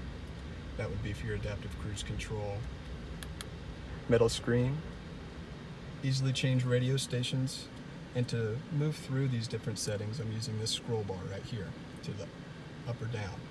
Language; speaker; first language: English; native; English